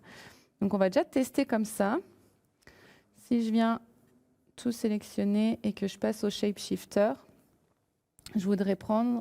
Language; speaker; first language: French; native; French